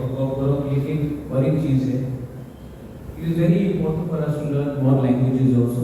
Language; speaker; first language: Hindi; non-native, local second language; Kok Borok